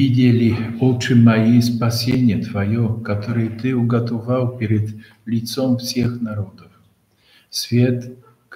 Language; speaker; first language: Russian; non-native, fluent; Polish